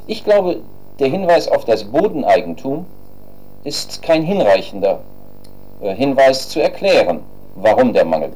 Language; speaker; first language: German; native; German